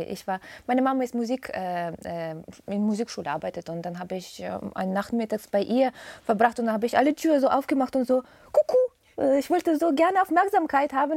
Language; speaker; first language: German; non-native, fluent; Russian